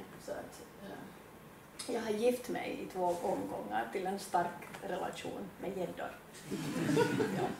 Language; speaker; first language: Swedish; native; Swedish